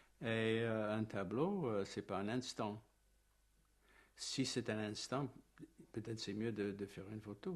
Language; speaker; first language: French; non-native, fluent; English